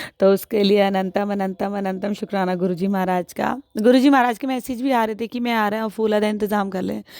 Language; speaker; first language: Hindi; native; Hindi